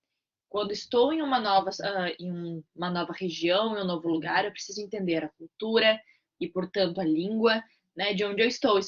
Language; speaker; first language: Portuguese; native; Portuguese